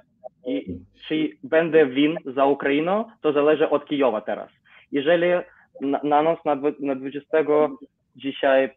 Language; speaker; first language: Polish; non-native, learner; Ukrainian